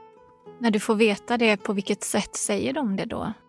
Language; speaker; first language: Swedish; native; Swedish